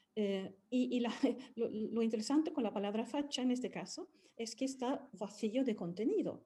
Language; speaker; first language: Spanish; non-native, fluent; Swedish